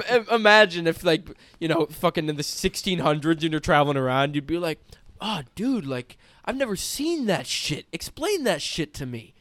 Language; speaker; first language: English; native; English